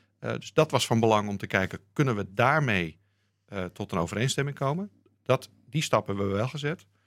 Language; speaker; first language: Dutch; native; Dutch